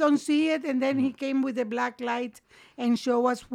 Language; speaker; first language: English; non-native, fluent; Spanish